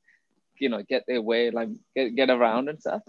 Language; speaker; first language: English; non-native, local second language; Tamil